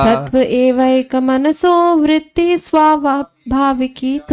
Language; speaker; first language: Hindi; native; Hindi